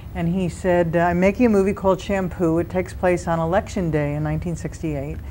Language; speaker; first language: English; native; English